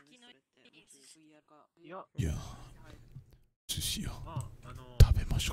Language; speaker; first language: Japanese; non-native, learner; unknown